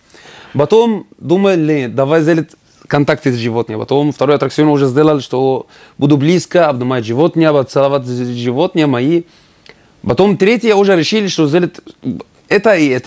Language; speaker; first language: Russian; non-native, learner; Arabic